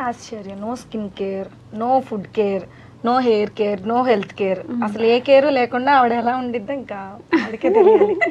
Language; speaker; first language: Telugu; native; Telugu